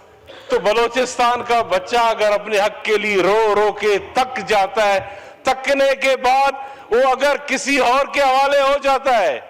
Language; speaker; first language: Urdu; non-native, local second language; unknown